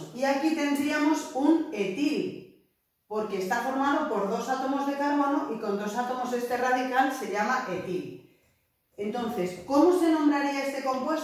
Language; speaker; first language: Spanish; native; Spanish